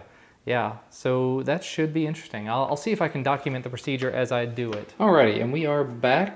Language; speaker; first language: English; native; English